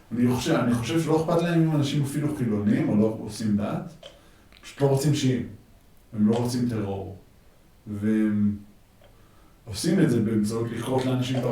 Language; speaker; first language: Hebrew; native; Hebrew